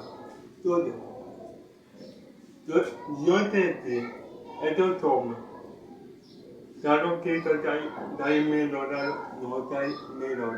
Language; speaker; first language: Spanish; non-native, learner; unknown